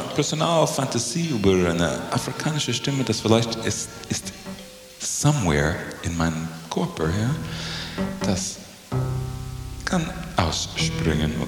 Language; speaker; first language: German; non-native, learner; English